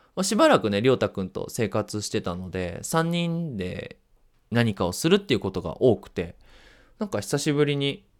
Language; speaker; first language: Japanese; native; Japanese